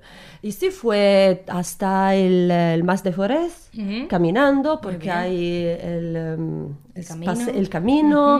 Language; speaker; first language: Spanish; non-native, learner; Italian